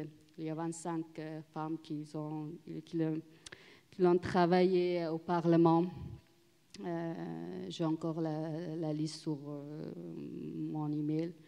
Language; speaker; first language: French; non-native, learner; Persian